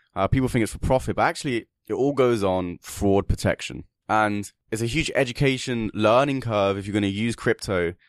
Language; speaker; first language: English; native; English